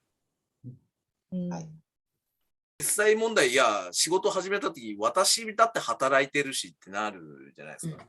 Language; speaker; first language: Japanese; native; Japanese